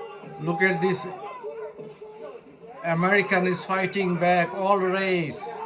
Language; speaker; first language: English; non-native, learner; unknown